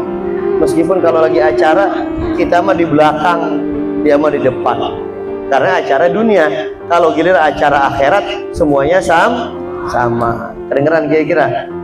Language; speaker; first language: Indonesian; native; Indonesian